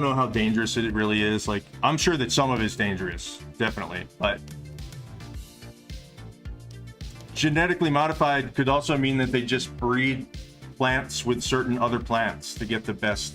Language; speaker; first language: English; native; English